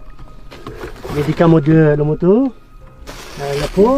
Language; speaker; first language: French; non-native, learner; Berber languages